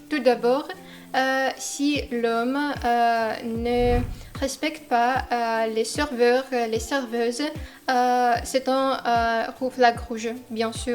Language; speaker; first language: French; non-native, fluent; Russian